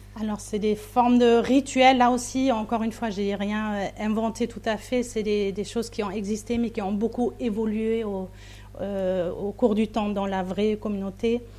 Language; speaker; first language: French; non-native, fluent; German